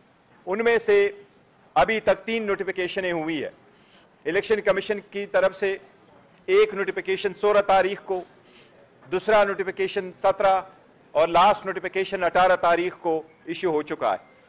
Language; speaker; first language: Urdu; non-native, local second language; Pashto